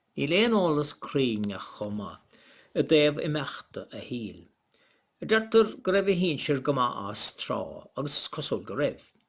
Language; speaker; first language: Irish; native; Irish